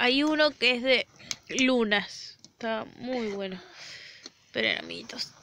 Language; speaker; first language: Spanish; native; Spanish